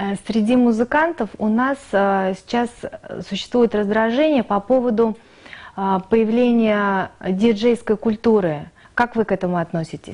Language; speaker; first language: Russian; native; Russian